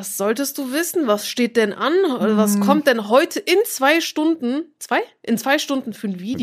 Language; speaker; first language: German; native; German